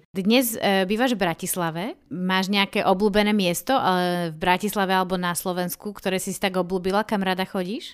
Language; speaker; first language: Slovak; native; Slovak